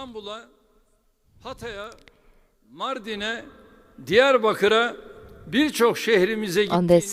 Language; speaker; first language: Turkish; native; Turkish